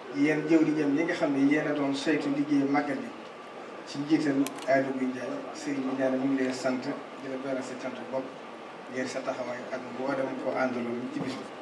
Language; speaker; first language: Wolof; native; Wolof